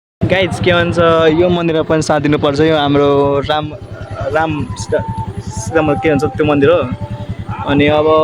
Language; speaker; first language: Nepali; non-native, local second language; Rana Tharu